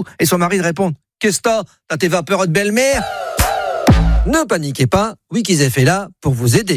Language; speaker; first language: French; native; French